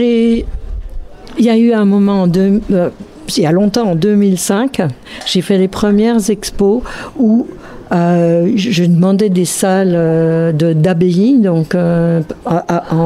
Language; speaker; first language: French; native; French